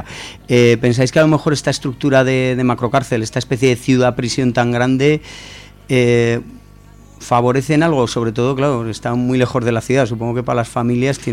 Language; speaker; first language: Spanish; native; Spanish